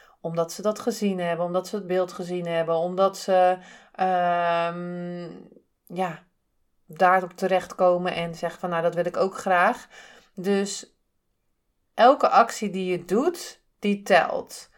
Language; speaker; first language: Dutch; native; Dutch